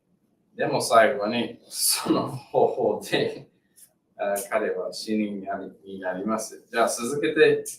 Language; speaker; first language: Japanese; non-native, learner; English